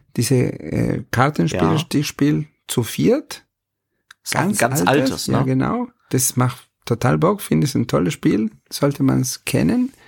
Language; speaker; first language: German; non-native, fluent; Spanish